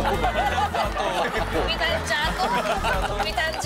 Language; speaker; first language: Italian; non-native, learner; Korean